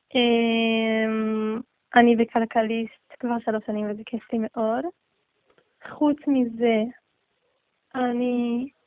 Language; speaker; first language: Hebrew; native; Hebrew